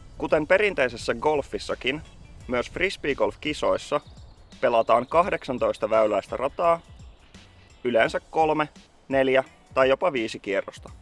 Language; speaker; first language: Finnish; native; Finnish